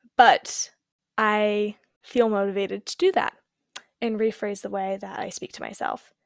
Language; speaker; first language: English; native; English